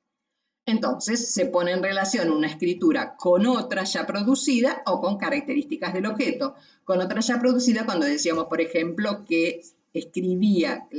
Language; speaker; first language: Spanish; native; Spanish